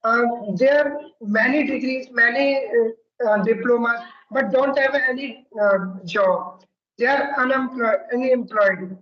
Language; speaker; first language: English; non-native, learner; Hindi